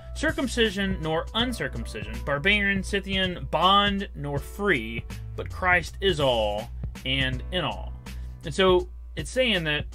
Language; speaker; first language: English; native; English